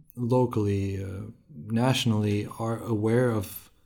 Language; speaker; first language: English; non-native, fluent; Romanian